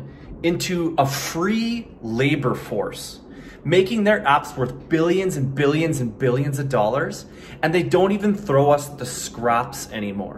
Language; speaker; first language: English; native; English